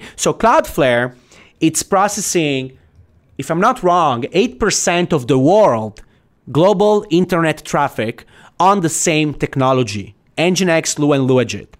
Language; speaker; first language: English; non-native, fluent; Italian